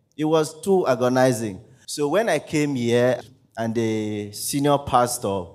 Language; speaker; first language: English; non-native, local second language; Ibibio